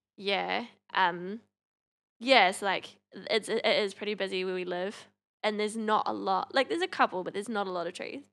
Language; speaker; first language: English; native; English